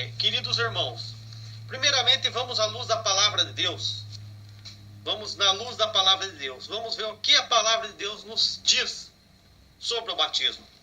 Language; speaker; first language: Portuguese; native; Portuguese